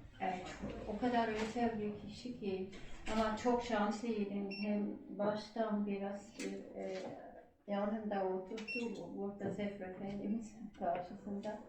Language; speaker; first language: Turkish; non-native, learner; German